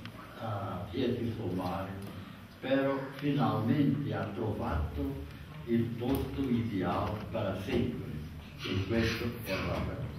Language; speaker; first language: Italian; non-native, fluent; Portuguese